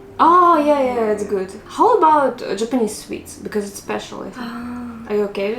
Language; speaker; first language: English; non-native, fluent; Russian